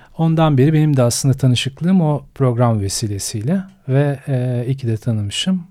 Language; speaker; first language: Turkish; native; Turkish